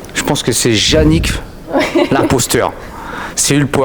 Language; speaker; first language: French; native; French